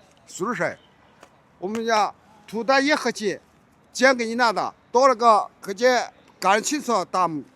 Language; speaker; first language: Russian; non-native, learner; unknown